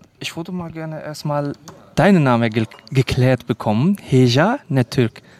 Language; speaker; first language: German; non-native, fluent; Kurdish